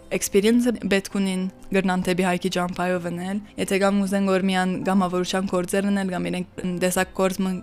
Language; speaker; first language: Armenian; early bilingual, heritage; Armenian